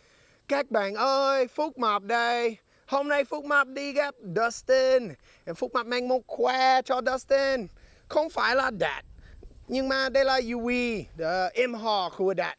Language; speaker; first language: Vietnamese; non-native, learner; English